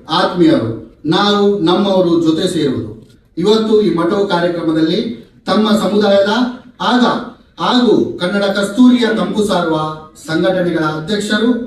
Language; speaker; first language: Kannada; non-native, local second language; Konkani